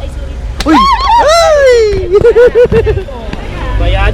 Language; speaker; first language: Filipino; native; Filipino